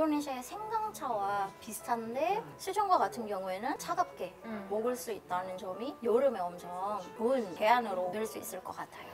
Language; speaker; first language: Korean; non-native, fluent; Indonesian